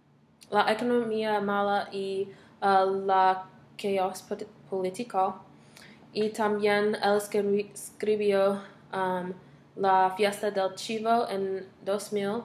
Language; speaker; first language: Spanish; non-native, learner; English